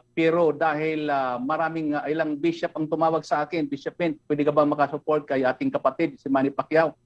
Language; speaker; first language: Filipino; non-native, local second language; Waray